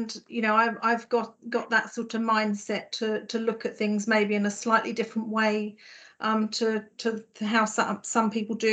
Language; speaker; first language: English; native; English